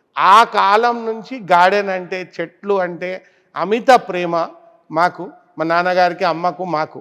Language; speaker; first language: Telugu; native; Telugu